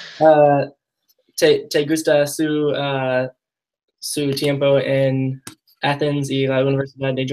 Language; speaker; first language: Spanish; non-native, learner; English